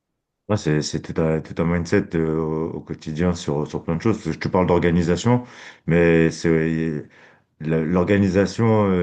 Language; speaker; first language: French; native; French